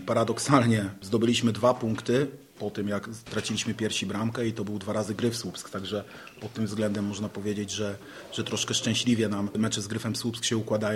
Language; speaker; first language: Polish; native; Polish